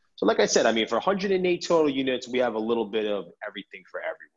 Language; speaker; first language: English; native; English